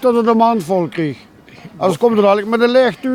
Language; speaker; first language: Dutch; native; Dutch